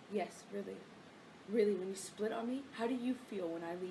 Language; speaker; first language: English; native; English